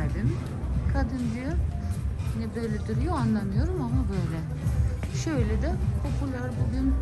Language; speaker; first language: Turkish; non-native, learner; Russian